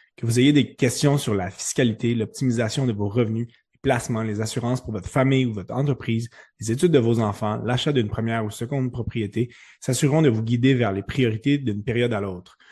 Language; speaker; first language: French; native; French